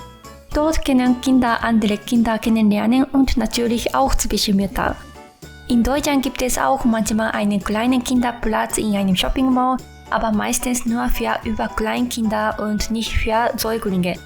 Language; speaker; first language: German; non-native, fluent; Japanese